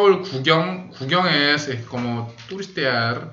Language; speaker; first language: Spanish; early bilingual, other home language; Korean